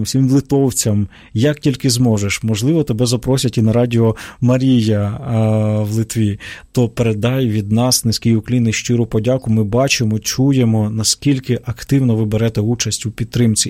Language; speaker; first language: Ukrainian; native; Ukrainian